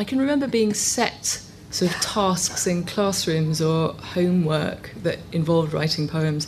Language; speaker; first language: English; native; English